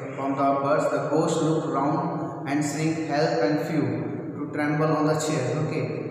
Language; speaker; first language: English; non-native, local second language; Hindi